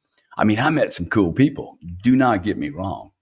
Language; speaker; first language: English; native; English